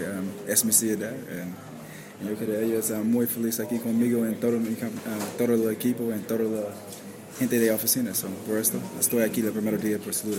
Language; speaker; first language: Spanish; non-native, learner; English